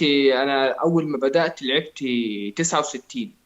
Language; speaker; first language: Arabic; native; Arabic